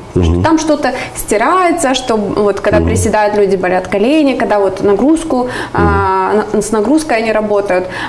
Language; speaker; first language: Russian; non-native, local second language; Ukrainian